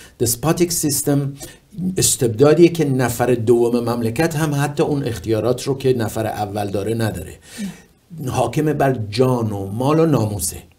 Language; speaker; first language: Persian; native; Persian